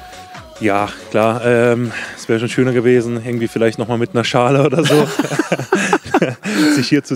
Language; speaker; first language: German; native; German